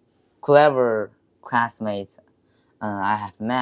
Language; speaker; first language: English; non-native, learner; Chinese